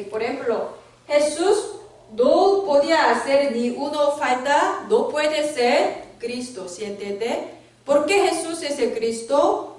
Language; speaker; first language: Spanish; non-native, learner; Korean